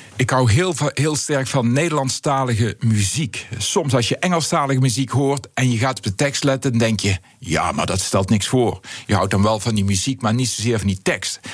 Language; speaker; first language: Dutch; native; Dutch